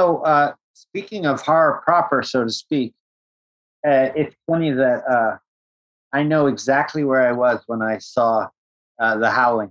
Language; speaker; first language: English; native; English